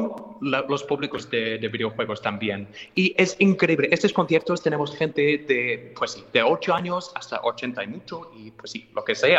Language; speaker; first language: Spanish; non-native, fluent; English